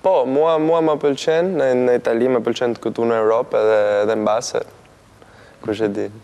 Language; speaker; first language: Albanian; early bilingual, heritage; Albanian